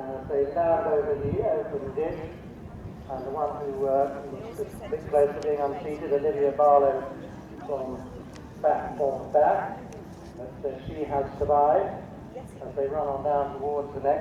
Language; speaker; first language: English; native; English